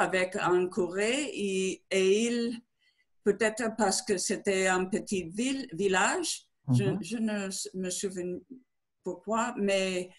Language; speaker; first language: French; non-native, learner; Spanish